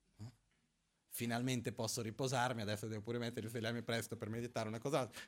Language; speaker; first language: Italian; non-native, fluent; Portuguese